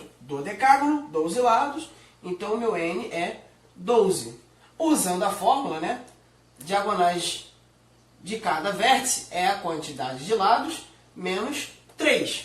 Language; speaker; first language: Portuguese; native; Portuguese